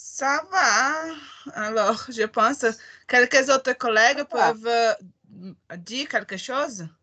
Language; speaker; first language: French; non-native, learner; Portuguese